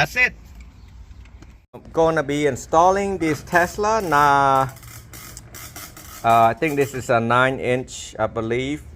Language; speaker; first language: English; non-native, local second language; Khmer